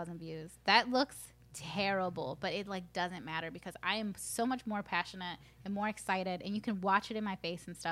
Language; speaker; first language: English; early bilingual, other home language; Spanish